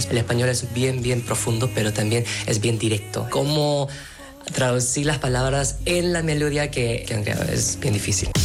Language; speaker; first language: Spanish; non-native, fluent; Korean